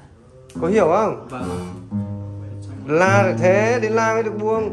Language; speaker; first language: Vietnamese; native; Vietnamese